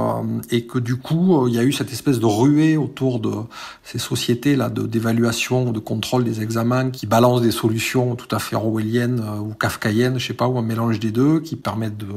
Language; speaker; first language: French; native; French